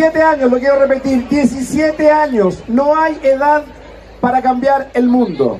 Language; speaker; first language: Spanish; native; Spanish